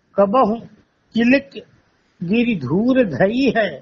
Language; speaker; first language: Hindi; native; Hindi